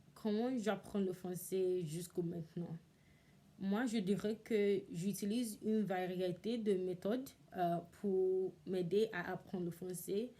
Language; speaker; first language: French; non-native, learner; English